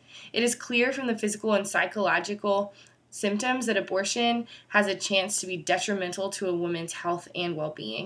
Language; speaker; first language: English; native; English